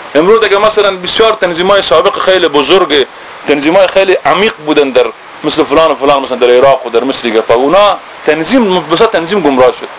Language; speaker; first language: Persian; native; Persian